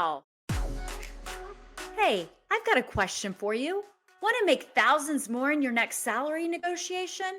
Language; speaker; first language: English; native; English